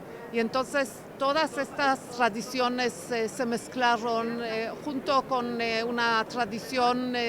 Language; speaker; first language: Spanish; non-native, fluent; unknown